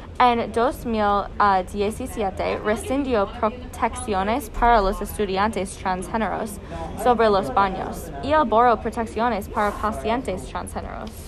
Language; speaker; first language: Spanish; non-native, learner; English